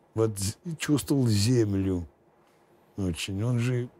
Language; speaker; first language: Russian; non-native, fluent; Lithuanian